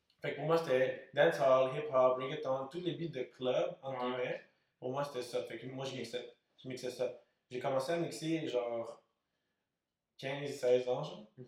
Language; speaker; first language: French; early bilingual, other home language; Spanish